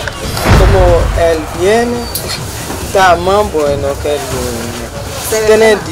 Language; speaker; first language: Spanish; non-native, learner; Haitian Creole